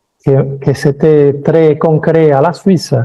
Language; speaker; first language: French; early bilingual, other home language; Spanish